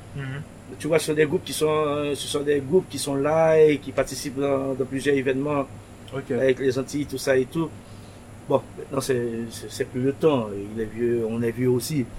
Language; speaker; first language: French; native; French